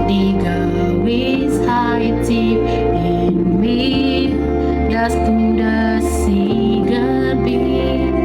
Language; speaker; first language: German; non-native, learner; Indonesian